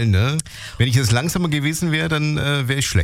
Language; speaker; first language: German; native; German